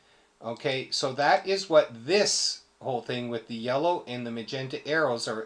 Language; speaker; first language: English; native; English